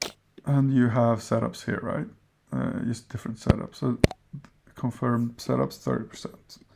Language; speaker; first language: English; non-native, fluent; Swedish